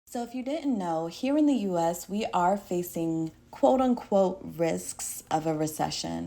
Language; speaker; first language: English; native; English